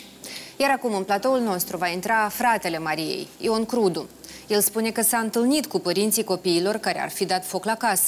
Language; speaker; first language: Romanian; native; Romanian